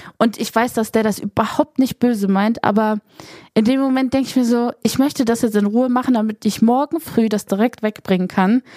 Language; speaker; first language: German; early bilingual, other home language; Polish